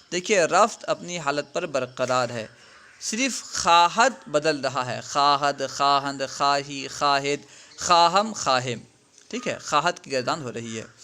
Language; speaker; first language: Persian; non-native, learner; Urdu